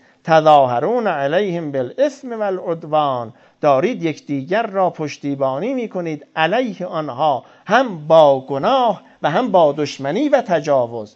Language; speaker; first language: Persian; native; Persian